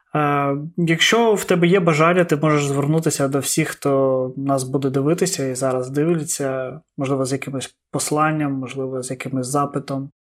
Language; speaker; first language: Ukrainian; non-native, local second language; Russian